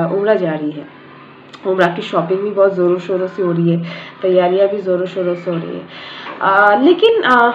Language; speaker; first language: Hindi; native; Hindi